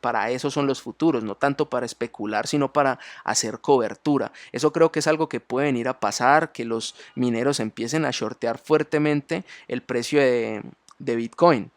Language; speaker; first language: Spanish; native; Spanish